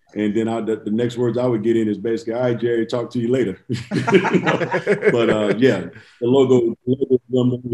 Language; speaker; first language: English; native; English